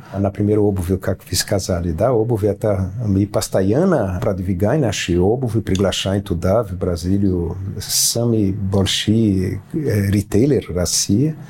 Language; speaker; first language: Russian; non-native, fluent; Portuguese